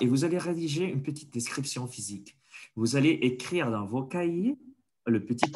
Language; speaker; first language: French; non-native, fluent; Spanish